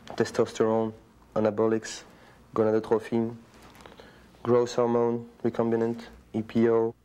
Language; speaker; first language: English; non-native, learner; French